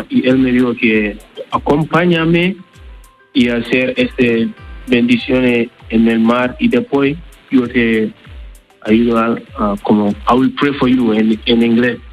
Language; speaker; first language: Spanish; non-native, learner; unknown